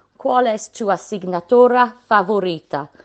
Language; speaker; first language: Spanish; non-native, fluent; English